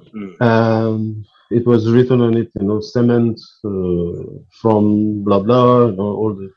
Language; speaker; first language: English; non-native, fluent; Persian